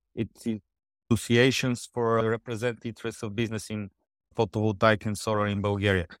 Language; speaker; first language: English; non-native, fluent; Bulgarian